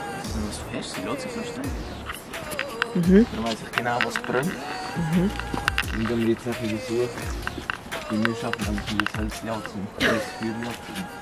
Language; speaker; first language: German; native; German